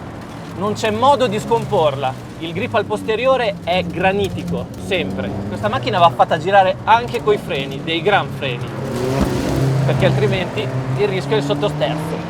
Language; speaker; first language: Italian; native; Italian